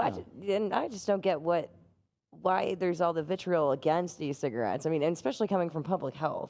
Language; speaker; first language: English; native; English